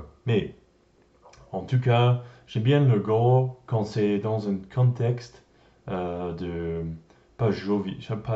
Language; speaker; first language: French; non-native, learner; English